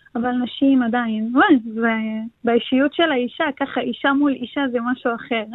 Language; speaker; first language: Hebrew; non-native, local second language; Arabic